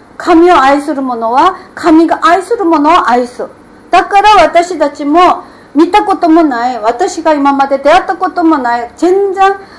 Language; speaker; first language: Japanese; non-native, fluent; Korean